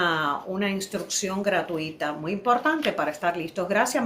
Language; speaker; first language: Spanish; native; Spanish